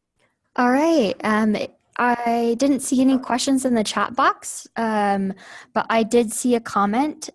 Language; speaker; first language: English; native; English